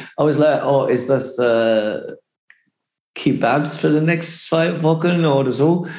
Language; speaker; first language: English; native; English